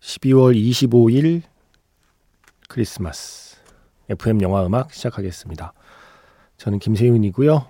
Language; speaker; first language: Korean; native; Korean